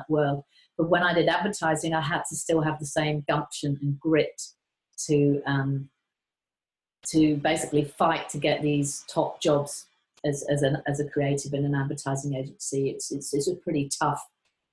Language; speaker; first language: English; native; English